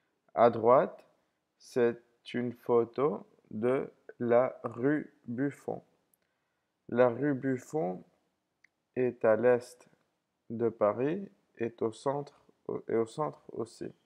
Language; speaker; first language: French; non-native, fluent; English